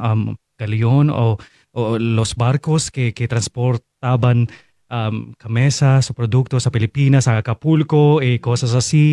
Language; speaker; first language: Spanish; non-native, fluent; Filipino